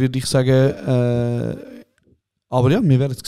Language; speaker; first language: German; native; German